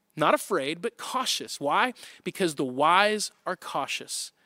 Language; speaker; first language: English; native; English